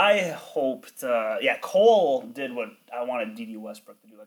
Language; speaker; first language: English; native; English